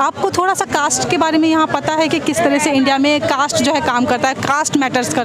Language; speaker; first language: Hindi; native; Hindi